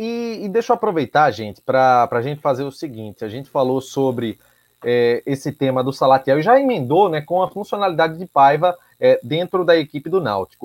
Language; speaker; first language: Portuguese; native; Portuguese